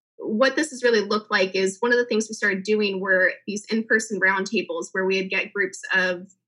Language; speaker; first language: English; native; English